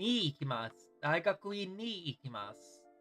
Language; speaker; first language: Japanese; non-native, learner; English